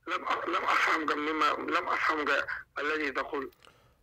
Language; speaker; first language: Arabic; non-native, learner; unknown